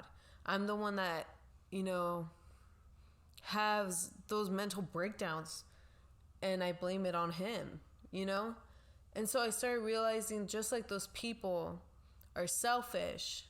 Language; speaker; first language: English; non-native, local second language; Spanish